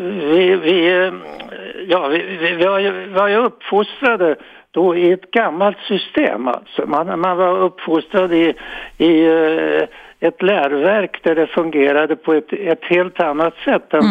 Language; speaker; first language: Swedish; native; Swedish